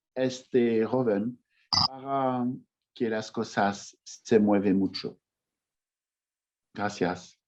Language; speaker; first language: Spanish; non-native, fluent; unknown